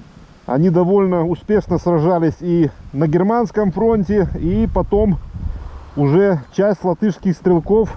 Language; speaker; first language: Russian; native; Russian